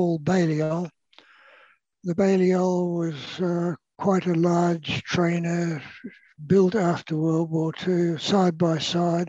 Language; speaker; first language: English; native; English